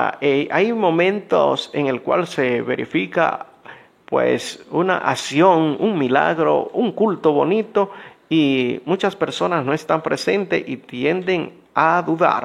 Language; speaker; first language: Spanish; native; Spanish